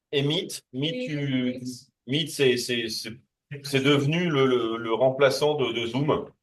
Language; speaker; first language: French; native; French